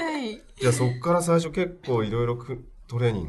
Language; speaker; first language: Japanese; native; Japanese